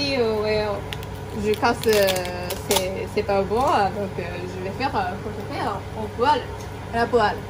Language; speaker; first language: French; non-native, learner; Japanese